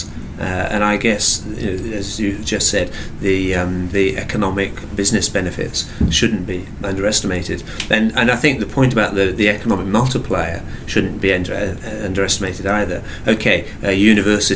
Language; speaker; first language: English; native; English